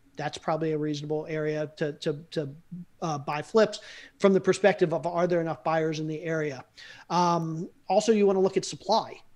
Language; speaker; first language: English; native; English